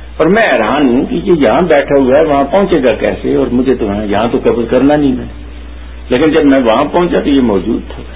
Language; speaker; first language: Urdu; non-native, local second language; Punjabi